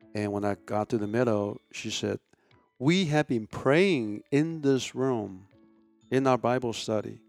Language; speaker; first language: English; early bilingual, other home language; Chinese